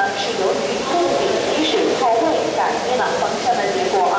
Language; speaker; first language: Chinese; native; Chinese